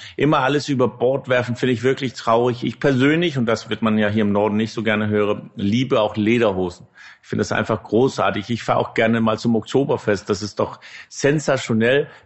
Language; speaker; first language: German; non-native, fluent; Danish